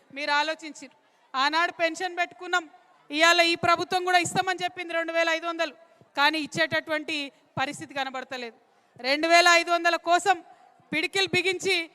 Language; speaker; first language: Telugu; native; Telugu